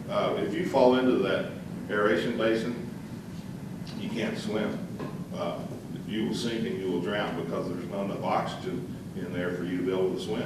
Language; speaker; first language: English; native; English